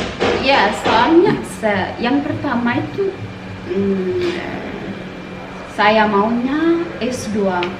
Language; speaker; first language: Indonesian; non-native, learner; Amharic